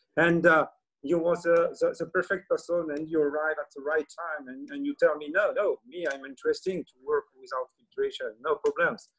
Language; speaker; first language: English; non-native, learner; French